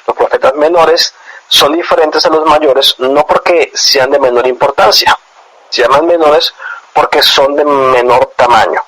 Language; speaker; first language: Spanish; native; Spanish